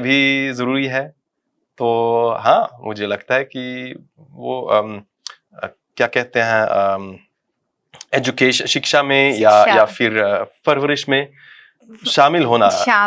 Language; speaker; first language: Hindi; non-native, fluent; Dutch